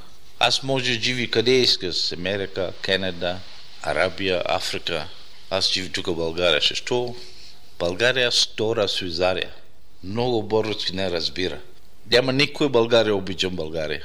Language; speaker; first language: Bulgarian; non-native, learner; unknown